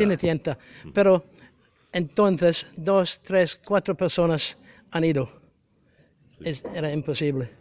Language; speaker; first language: Spanish; non-native, learner; English